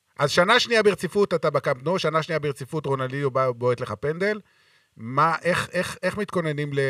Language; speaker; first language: Hebrew; native; Hebrew